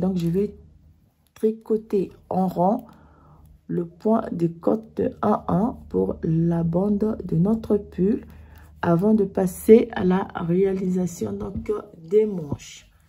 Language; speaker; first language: French; native; French